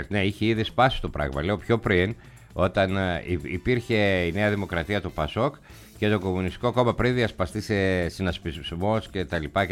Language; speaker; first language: Greek; native; Greek